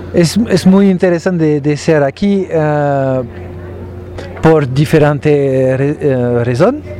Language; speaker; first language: Spanish; non-native, learner; French